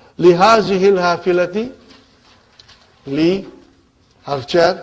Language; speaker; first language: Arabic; non-native, fluent; English